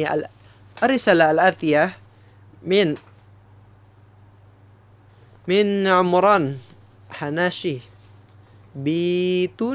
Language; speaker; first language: Arabic; non-native, fluent; Indonesian